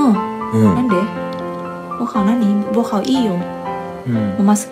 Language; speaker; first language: Japanese; non-native, learner; Thai